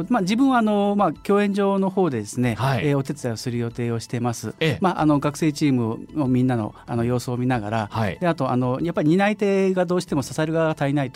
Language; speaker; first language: Japanese; native; Japanese